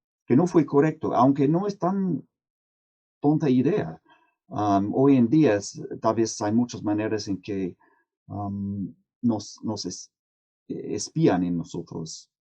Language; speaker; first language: Spanish; non-native, fluent; English